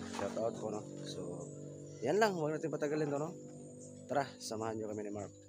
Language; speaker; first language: Filipino; non-native, local second language; Cebuano